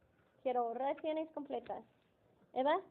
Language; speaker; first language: Spanish; non-native, fluent; English